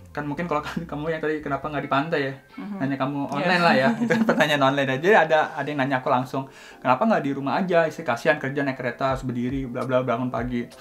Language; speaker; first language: Indonesian; native; Indonesian